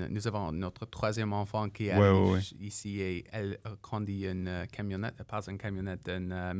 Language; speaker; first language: French; non-native, local second language; English